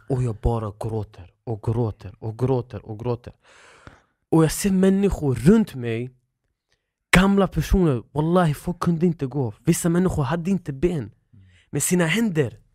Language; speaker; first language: Swedish; early bilingual, other home language; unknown